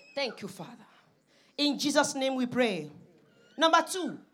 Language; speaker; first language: English; non-native, local second language; Yoruba